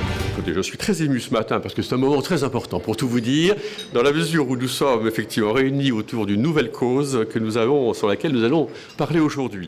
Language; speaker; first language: French; native; French